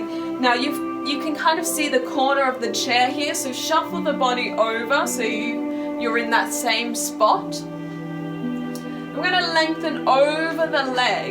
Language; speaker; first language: English; native; English